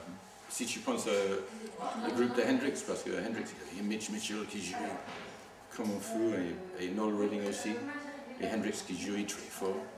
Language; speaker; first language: French; non-native, fluent; English